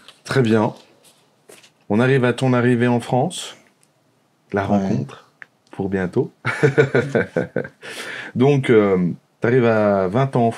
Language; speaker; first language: French; native; French